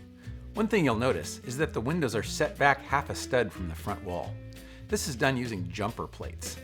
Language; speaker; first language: English; native; English